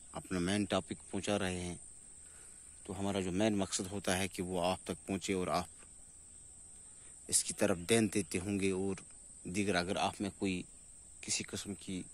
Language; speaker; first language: Urdu; non-native, local second language; Kashmiri